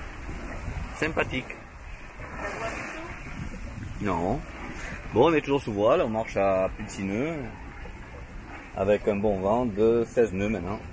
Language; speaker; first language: French; native; French